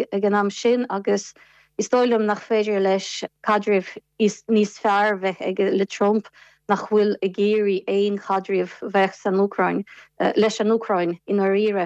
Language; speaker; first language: Irish; non-native, fluent; Ukrainian